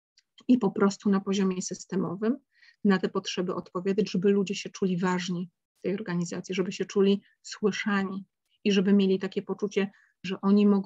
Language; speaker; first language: Polish; native; Polish